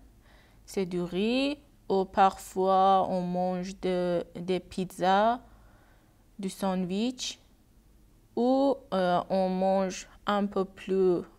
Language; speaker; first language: French; non-native, learner; Persian